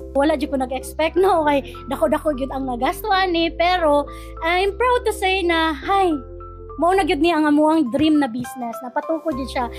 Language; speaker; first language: Cebuano; native; Cebuano